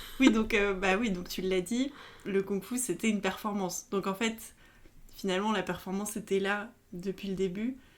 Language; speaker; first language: French; native; French